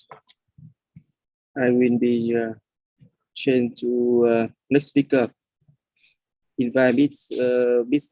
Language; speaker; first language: English; non-native, fluent; Vietnamese